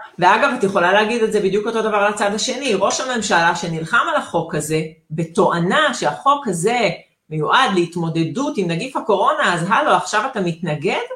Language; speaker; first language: Hebrew; native; Hebrew